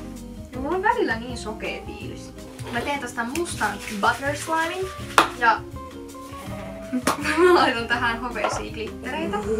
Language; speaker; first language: Finnish; native; Finnish